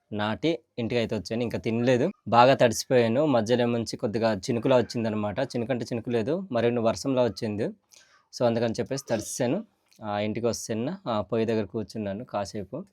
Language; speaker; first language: Telugu; non-native, local second language; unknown